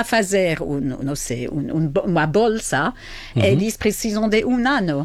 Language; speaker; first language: Portuguese; non-native, fluent; French